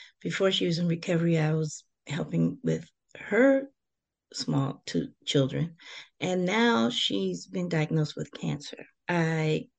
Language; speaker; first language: English; native; English